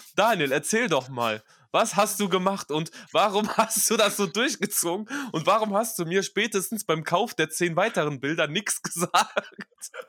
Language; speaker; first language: German; early bilingual, other home language; Russian